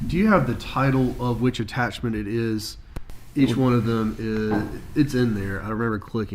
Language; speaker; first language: English; native; English